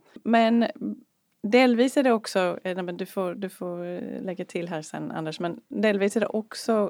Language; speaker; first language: Swedish; non-native, fluent; English